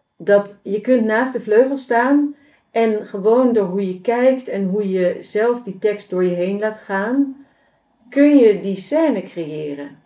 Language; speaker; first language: Dutch; native; Dutch